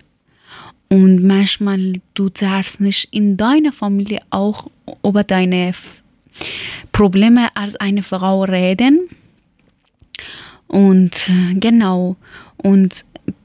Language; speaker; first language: German; non-native, learner; Persian